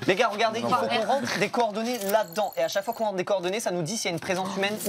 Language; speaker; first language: French; native; French